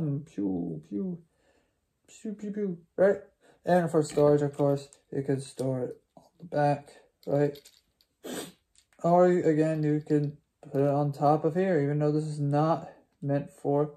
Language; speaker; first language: English; native; English